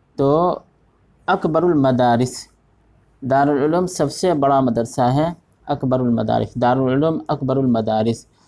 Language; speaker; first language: Urdu; native; Urdu